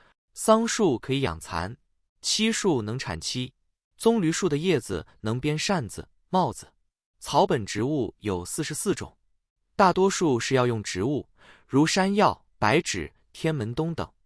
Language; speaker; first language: Chinese; native; Chinese